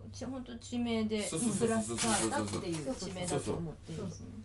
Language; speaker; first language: Japanese; native; Japanese